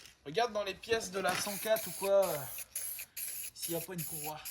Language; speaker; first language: French; native; French